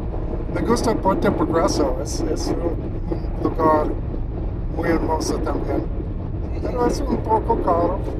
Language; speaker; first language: Spanish; non-native, learner; English